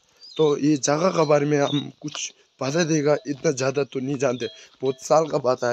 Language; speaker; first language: Hindi; non-native, local second language; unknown